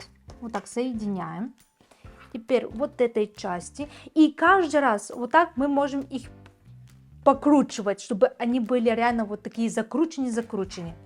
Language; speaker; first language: Russian; non-native, fluent; Bulgarian